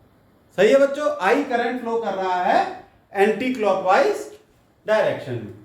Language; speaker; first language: Hindi; native; Hindi